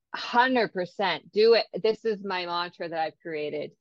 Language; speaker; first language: English; native; English